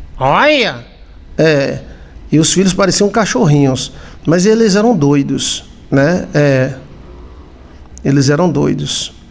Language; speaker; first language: Portuguese; native; Portuguese